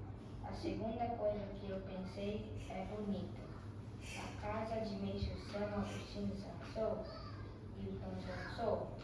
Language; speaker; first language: Portuguese; early bilingual, heritage; Portuguese